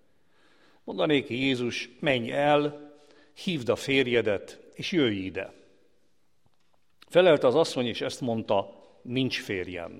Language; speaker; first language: Hungarian; native; Hungarian